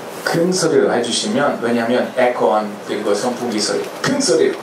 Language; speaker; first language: Korean; non-native, fluent; Hungarian